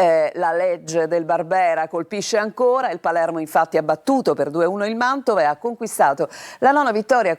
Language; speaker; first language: Italian; native; Italian